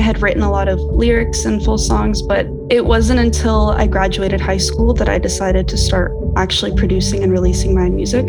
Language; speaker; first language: English; native; English